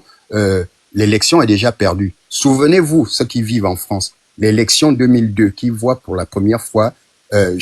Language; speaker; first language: French; non-native, local second language; Fang